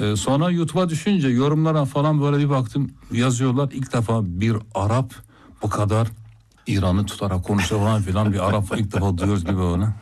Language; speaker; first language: Turkish; non-native, local second language; Zaza